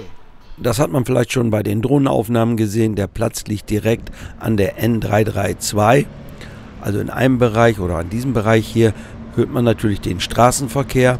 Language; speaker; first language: German; native; German